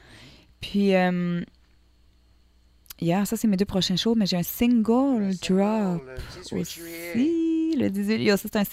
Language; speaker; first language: French; native; French